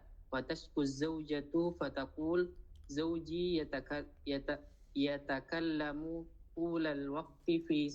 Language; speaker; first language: Arabic; non-native, learner; Indonesian